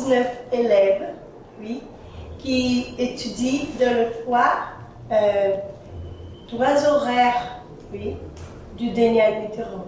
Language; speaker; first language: French; non-native, fluent; Portuguese